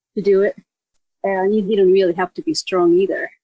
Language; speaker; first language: English; non-native, fluent; Japanese